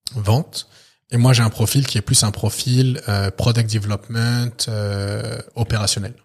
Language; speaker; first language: French; native; French